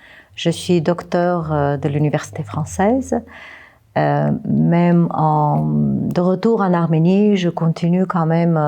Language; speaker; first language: French; non-native, fluent; Armenian